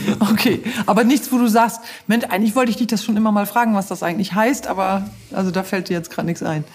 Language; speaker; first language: German; native; German